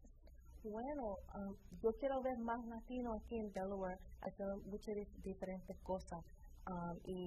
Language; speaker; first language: Spanish; early bilingual, heritage; Spanish